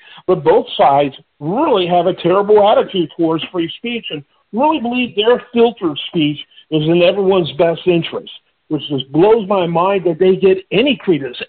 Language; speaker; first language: English; native; English